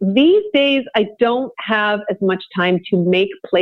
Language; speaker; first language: English; native; English